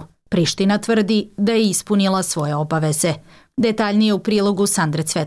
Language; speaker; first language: Serbian; native; Serbian